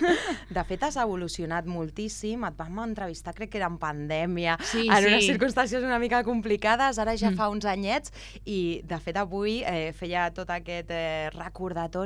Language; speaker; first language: Catalan; native; Catalan